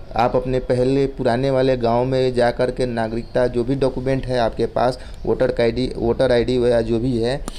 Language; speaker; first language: Hindi; native; Hindi